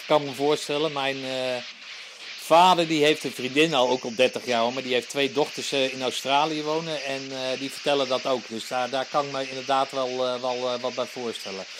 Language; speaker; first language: Dutch; native; Dutch